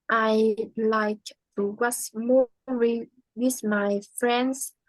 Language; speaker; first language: English; non-native, learner; Vietnamese